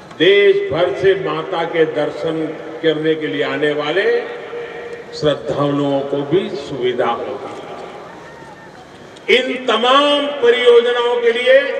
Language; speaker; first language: Hindi; non-native, local second language; Gujarati